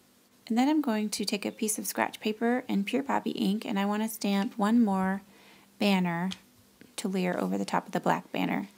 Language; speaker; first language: English; native; English